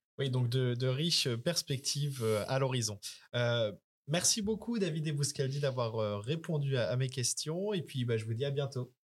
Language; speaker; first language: French; native; French